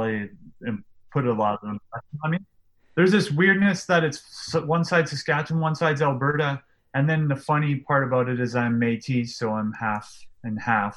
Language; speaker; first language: English; native; English